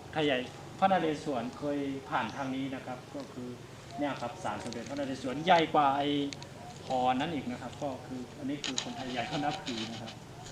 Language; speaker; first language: Thai; native; Thai